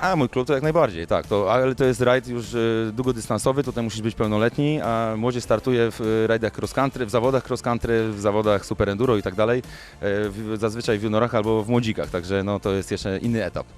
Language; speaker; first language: Polish; native; Polish